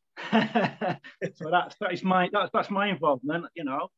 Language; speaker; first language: English; native; English